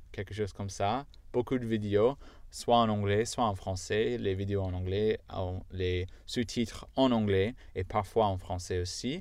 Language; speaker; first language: French; non-native, fluent; English